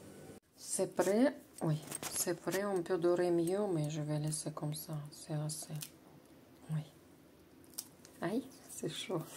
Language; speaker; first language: French; non-native, fluent; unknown